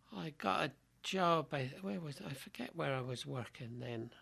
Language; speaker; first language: English; native; English